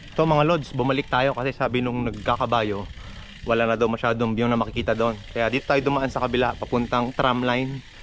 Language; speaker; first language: Filipino; native; Filipino